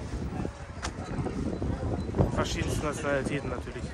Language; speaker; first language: German; native; German